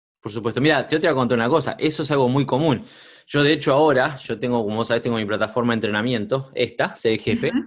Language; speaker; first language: Spanish; native; Spanish